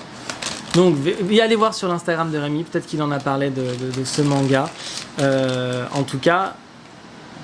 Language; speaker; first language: French; native; French